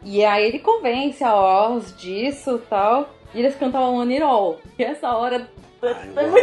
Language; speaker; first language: Portuguese; native; Portuguese